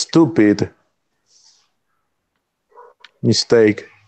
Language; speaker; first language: English; non-native, learner; Spanish